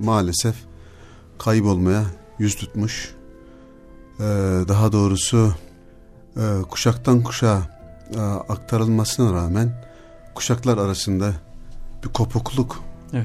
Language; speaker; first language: Turkish; native; Turkish